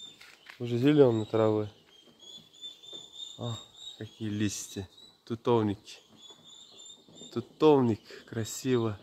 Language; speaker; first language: Russian; non-native, learner; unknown